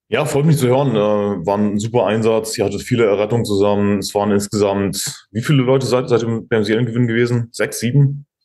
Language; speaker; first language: German; native; German